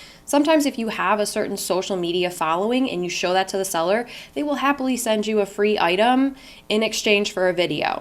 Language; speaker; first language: English; native; English